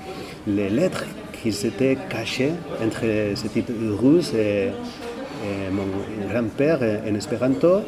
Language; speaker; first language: French; non-native, fluent; Catalan